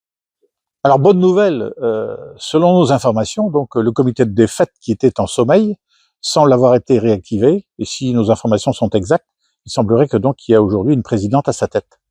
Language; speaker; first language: French; native; French